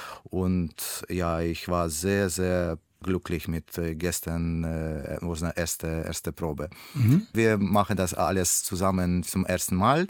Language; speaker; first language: German; non-native, learner; Russian